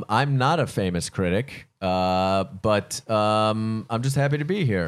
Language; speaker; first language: English; native; English